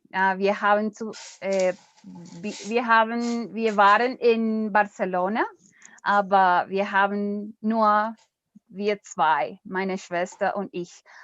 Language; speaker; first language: German; non-native, learner; Spanish